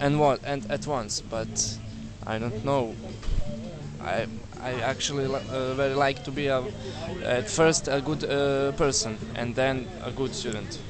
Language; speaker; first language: English; non-native, learner; Serbian